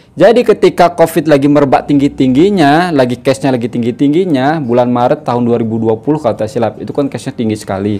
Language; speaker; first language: Malay; native; Malay